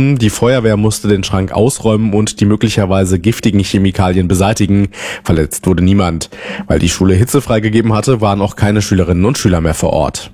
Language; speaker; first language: German; native; German